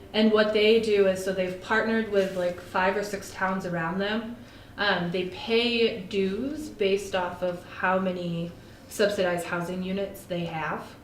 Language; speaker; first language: English; native; English